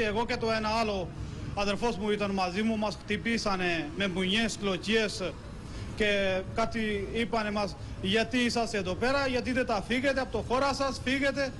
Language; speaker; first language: Greek; non-native, learner; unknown